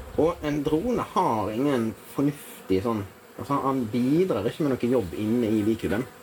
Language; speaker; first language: Norwegian; native; Norwegian